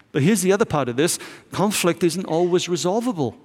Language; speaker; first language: English; native; English